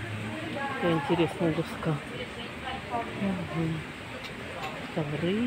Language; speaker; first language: Russian; native; Russian